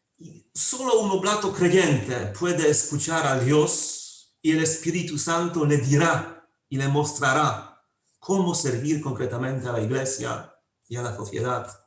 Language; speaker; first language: Spanish; non-native, fluent; Polish